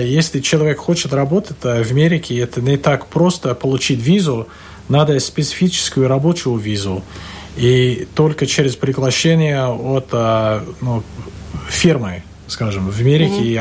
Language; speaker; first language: Russian; non-native, fluent; English